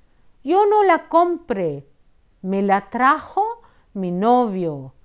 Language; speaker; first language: Spanish; non-native, fluent; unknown